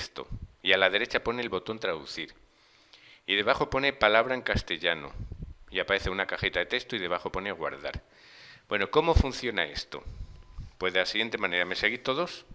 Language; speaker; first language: Spanish; native; Spanish